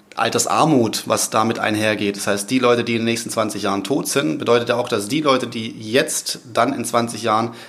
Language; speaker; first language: German; native; German